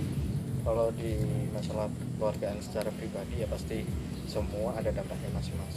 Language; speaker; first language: Indonesian; native; Indonesian